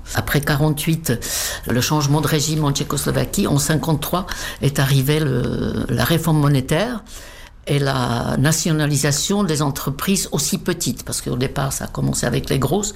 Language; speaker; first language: French; non-native, fluent; Czech